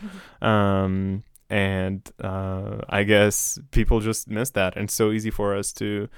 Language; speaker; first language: English; non-native, fluent; Arabic